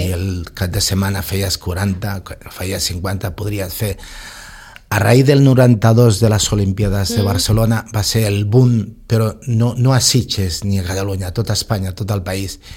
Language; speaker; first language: Catalan; non-native, local second language; Spanish